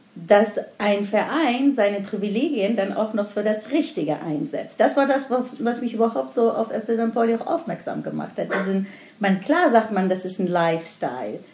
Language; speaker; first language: German; non-native, fluent; Persian